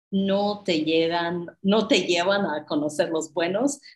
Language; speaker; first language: Spanish; non-native, fluent; English